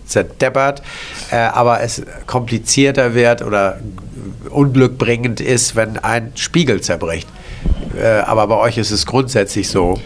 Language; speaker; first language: German; native; German